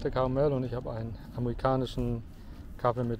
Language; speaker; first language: German; native; German